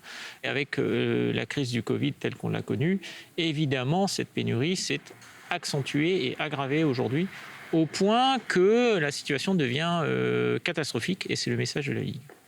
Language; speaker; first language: French; native; French